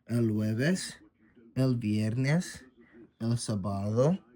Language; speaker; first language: Spanish; non-native, learner; English